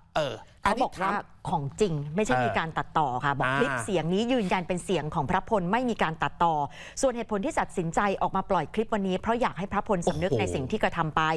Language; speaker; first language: Thai; native; Thai